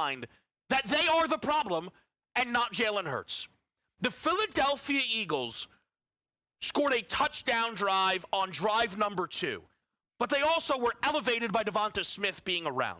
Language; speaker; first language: English; native; English